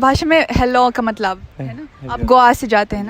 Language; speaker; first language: Hindi; non-native, fluent; Russian